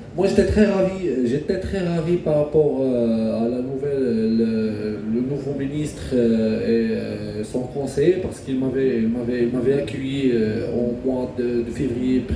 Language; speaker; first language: French; non-native, local second language; Arabic